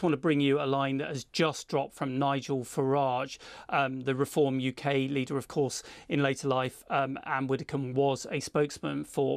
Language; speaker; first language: English; native; English